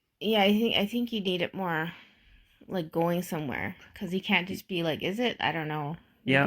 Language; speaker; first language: English; native; English